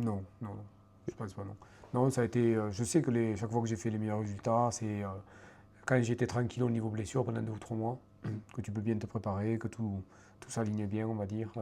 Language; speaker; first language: French; native; French